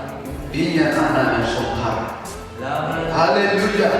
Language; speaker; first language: Swedish; non-native, fluent; Tigrinya